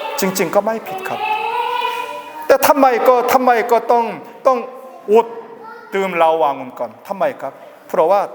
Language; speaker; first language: Thai; non-native, learner; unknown